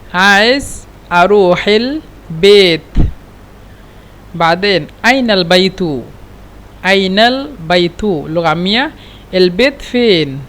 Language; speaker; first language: Arabic; non-native, fluent; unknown